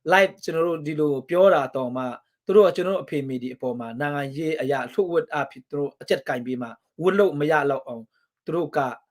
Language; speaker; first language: Burmese; non-native, local second language; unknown